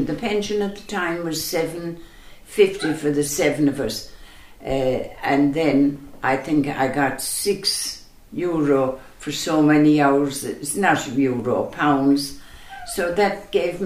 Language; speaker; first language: English; native; English